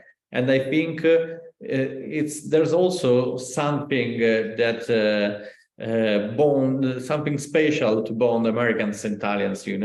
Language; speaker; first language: English; non-native, learner; Italian